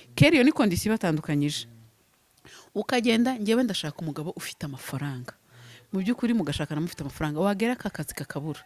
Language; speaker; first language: Kinyarwanda; native; Kinyarwanda